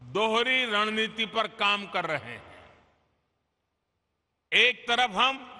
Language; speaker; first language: Hindi; non-native, local second language; Gujarati